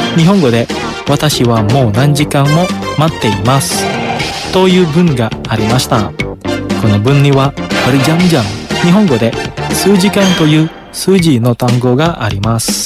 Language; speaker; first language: Japanese; non-native, fluent; Indonesian